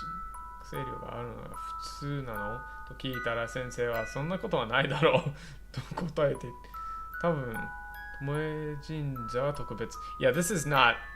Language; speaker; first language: Japanese; non-native, fluent; English